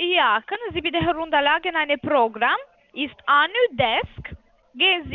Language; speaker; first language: German; non-native, learner; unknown